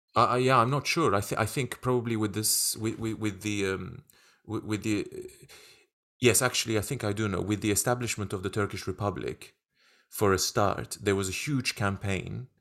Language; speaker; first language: English; non-native, fluent; Turkish